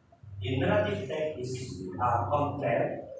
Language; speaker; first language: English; non-native, learner; Indonesian